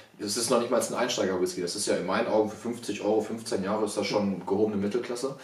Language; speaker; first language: German; native; German